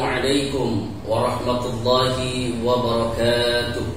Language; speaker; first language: Indonesian; native; Indonesian